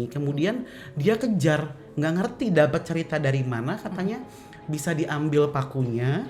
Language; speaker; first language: Indonesian; native; Indonesian